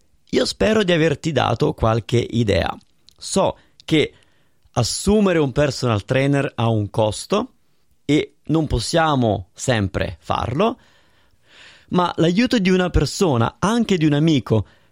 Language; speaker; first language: Italian; native; Italian